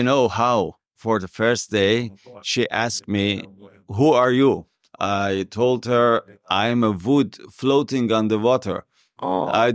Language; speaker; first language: English; non-native, learner; Persian